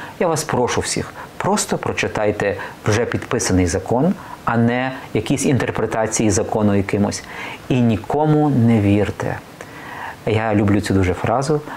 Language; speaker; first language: Ukrainian; native; Ukrainian